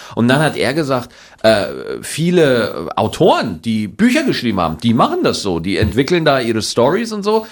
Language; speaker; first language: German; native; German